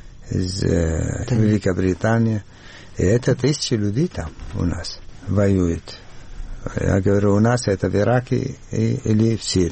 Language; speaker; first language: Russian; non-native, learner; Arabic